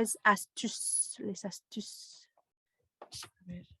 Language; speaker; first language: French; non-native, fluent; Spanish